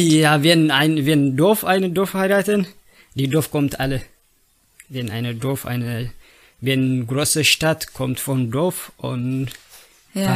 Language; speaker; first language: German; non-native, learner; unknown